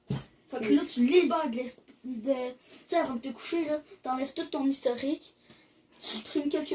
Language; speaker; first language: French; native; French